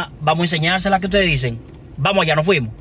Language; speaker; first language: Spanish; native; Spanish